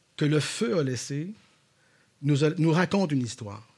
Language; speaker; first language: French; native; French